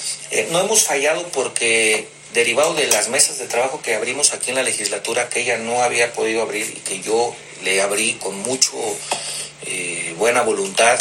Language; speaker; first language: Spanish; native; Spanish